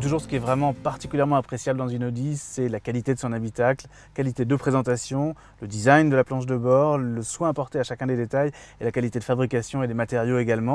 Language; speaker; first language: French; native; French